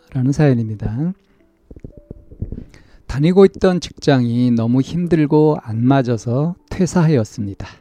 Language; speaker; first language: Korean; native; Korean